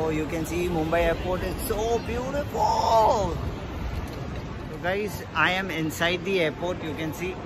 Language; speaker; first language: English; non-native, local second language; Hindi